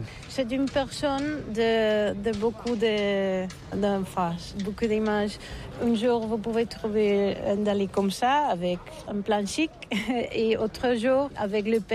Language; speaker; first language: French; non-native, learner; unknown